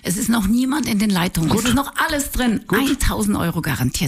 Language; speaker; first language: German; native; German